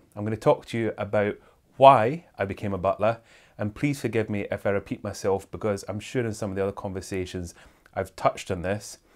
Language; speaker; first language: English; native; English